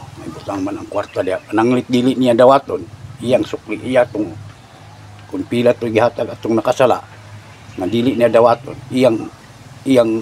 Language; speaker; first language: Cebuano; non-native, local second language; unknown